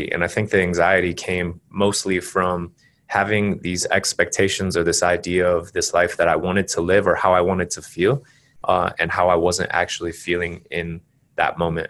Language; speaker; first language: English; native; English